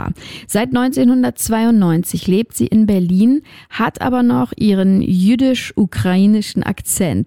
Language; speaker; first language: German; native; German